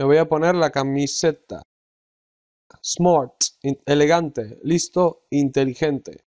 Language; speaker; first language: Spanish; native; Spanish